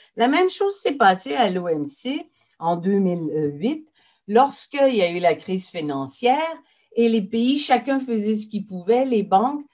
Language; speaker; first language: French; native; French